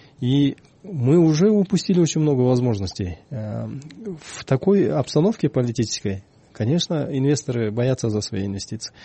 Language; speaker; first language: Russian; non-native, local second language; Kyrgyz